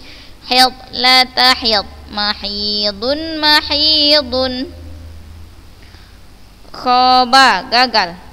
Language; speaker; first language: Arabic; non-native, fluent; Indonesian